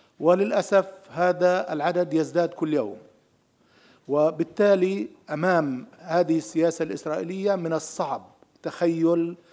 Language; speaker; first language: Arabic; native; Arabic